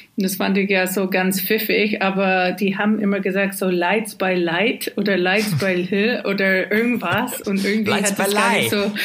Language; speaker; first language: German; non-native, fluent; English